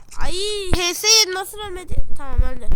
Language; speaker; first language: Turkish; native; Turkish